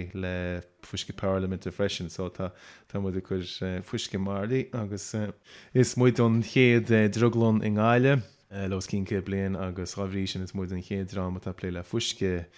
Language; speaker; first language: Irish; native; Irish